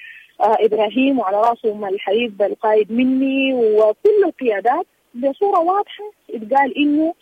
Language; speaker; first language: Arabic; native; Arabic